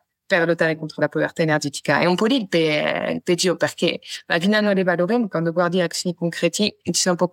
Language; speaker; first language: French; native; French